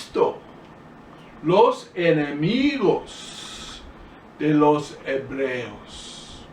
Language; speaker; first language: Spanish; non-native, fluent; English